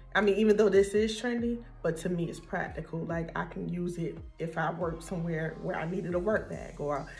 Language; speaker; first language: English; native; English